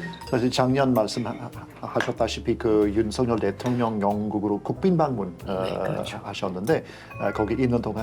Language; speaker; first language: Korean; non-native, fluent; English